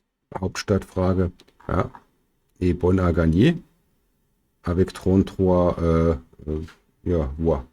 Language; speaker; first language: French; non-native, fluent; German